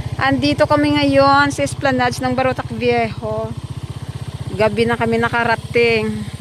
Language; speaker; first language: Filipino; non-native, local second language; Hiligaynon